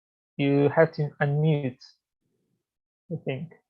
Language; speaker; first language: English; non-native, fluent; Polish